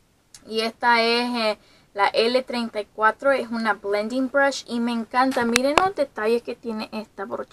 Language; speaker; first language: Spanish; early bilingual, heritage; Spanish